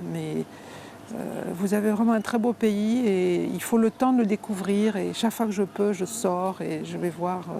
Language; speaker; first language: French; native; French